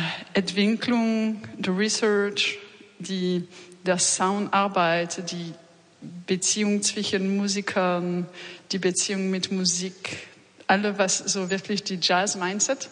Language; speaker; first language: German; non-native, fluent; French